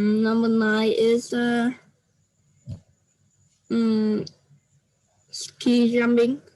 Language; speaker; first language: English; non-native, learner; Vietnamese